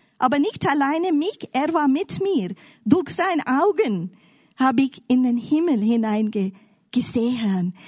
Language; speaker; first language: German; non-native, fluent; English